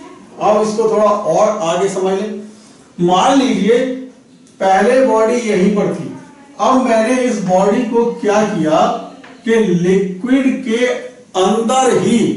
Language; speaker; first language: Hindi; native; Hindi